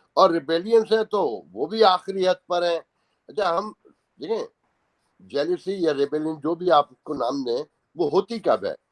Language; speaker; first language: Urdu; native; Urdu